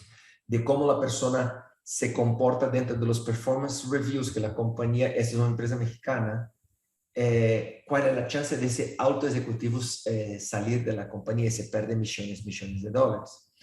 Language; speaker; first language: Spanish; non-native, fluent; Portuguese